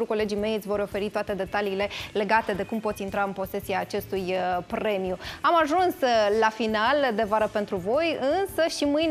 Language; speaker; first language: Romanian; native; Romanian